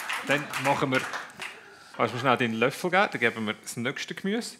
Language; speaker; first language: German; native; German